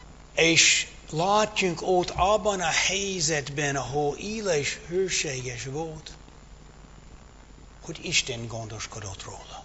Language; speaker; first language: Hungarian; non-native, fluent; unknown